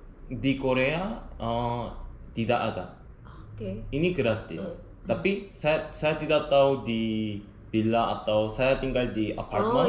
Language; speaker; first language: Indonesian; non-native, learner; Korean